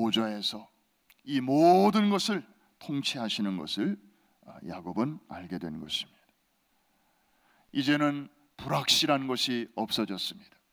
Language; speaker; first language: Korean; native; Korean